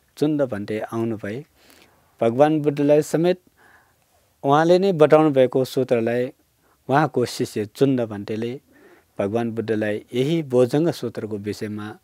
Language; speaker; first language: Nepali; non-native, local second language; Newari